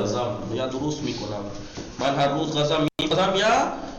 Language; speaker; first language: Persian; non-native, fluent; Urdu